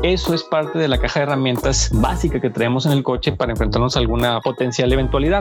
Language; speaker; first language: Spanish; native; Spanish